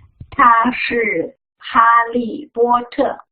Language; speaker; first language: Chinese; non-native, fluent; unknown